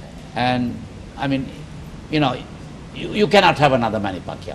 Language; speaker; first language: English; non-native, local second language; Filipino